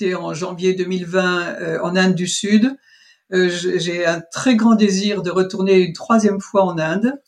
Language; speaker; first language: French; native; French